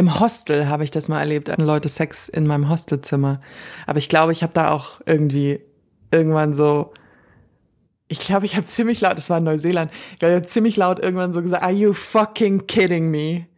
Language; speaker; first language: German; native; German